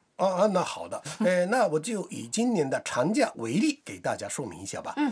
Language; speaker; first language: Chinese; non-native, fluent; Japanese